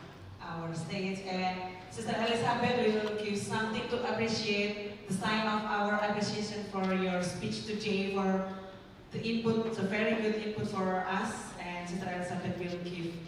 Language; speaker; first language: English; non-native, learner; Indonesian